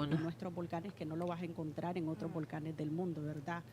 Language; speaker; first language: Spanish; native; Spanish